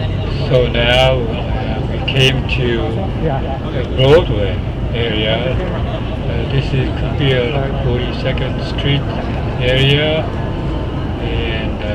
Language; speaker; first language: English; non-native, fluent; Japanese